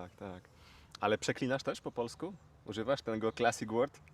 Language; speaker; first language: Polish; native; Polish